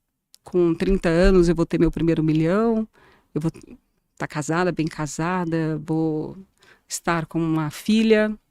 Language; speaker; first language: Portuguese; native; Portuguese